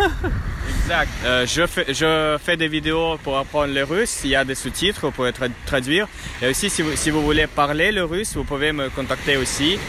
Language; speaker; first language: French; non-native, fluent; Russian